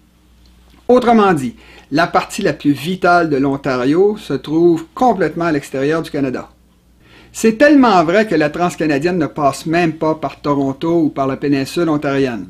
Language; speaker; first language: French; native; French